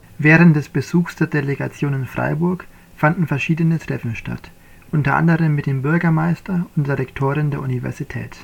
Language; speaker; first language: German; native; German